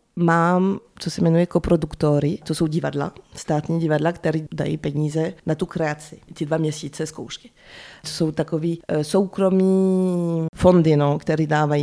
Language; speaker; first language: Czech; early bilingual, heritage; French